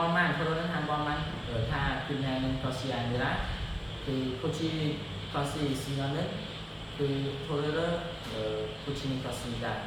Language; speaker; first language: Korean; non-native, learner; Khmer